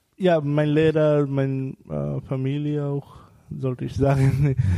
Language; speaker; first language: German; non-native, learner; Bangla